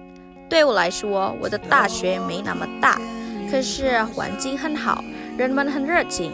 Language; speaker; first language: Chinese; non-native, learner; Indonesian